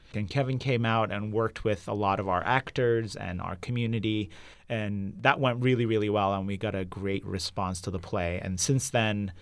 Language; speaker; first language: English; non-native, fluent; Turkish